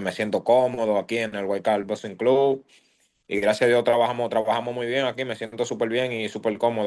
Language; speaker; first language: Spanish; native; Spanish